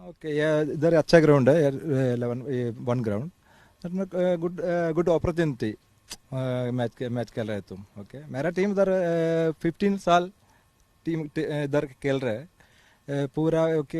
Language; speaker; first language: Hindi; non-native, learner; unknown